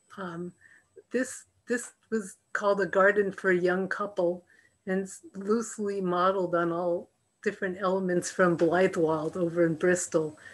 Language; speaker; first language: English; native; English